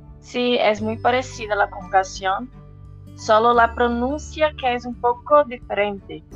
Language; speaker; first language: Spanish; non-native, fluent; Portuguese